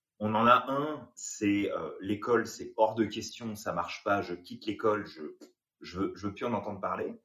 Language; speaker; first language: French; native; French